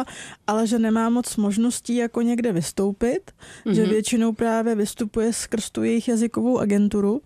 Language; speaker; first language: Czech; native; Czech